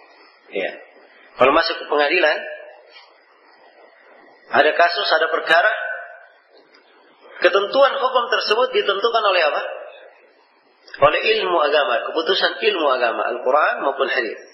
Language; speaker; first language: Indonesian; native; Indonesian